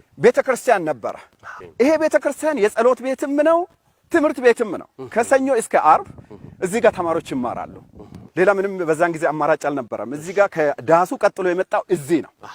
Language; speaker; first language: Amharic; non-native, local second language; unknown